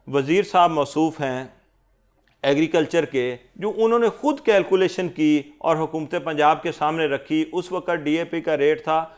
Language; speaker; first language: Urdu; non-native, local second language; Punjabi